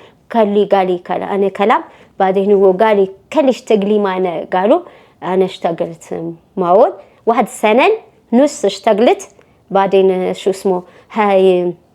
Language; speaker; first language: Arabic; non-native, learner; Amharic